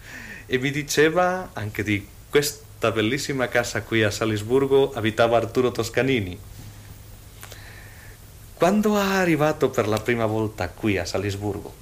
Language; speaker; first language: Italian; non-native, fluent; Spanish